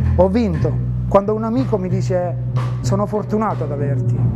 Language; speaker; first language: Italian; native; Italian